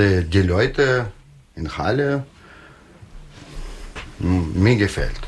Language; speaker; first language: German; non-native, learner; Russian